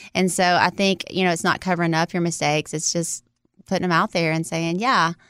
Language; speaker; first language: English; native; English